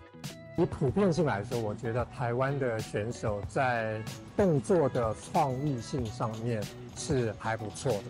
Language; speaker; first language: Chinese; native; Chinese